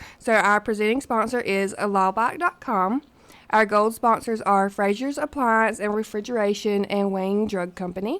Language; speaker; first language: English; native; English